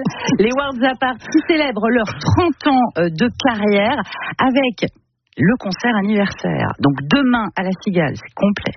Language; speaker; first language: French; native; French